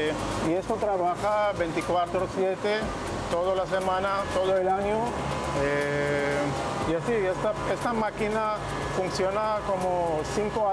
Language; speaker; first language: Spanish; non-native, learner; Hebrew